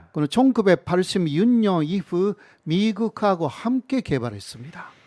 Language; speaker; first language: Korean; non-native, fluent; Japanese